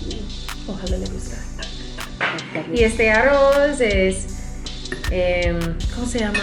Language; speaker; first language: Spanish; non-native, learner; English